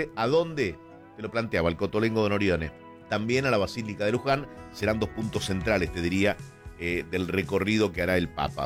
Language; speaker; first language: Spanish; native; Spanish